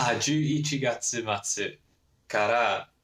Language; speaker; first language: Japanese; non-native, learner; English